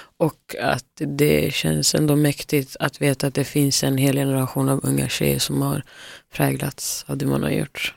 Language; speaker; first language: Swedish; early bilingual, other home language; Somali